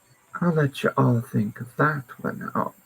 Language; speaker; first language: English; native; English